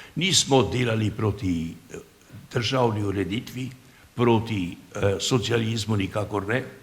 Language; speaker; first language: Slovenian; native; Slovenian